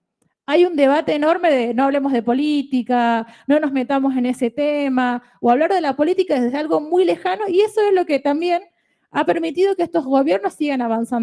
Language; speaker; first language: Spanish; native; Spanish